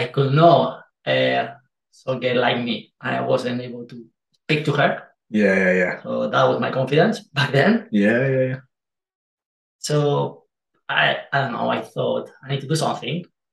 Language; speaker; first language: English; non-native, fluent; Spanish